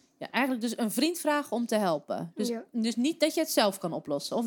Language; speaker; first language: Dutch; native; Dutch